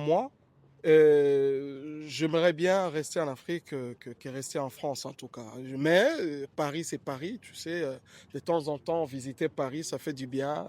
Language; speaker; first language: French; non-native, local second language; Lingala